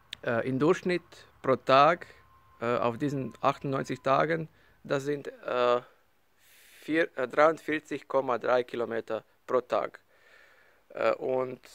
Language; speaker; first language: German; non-native, learner; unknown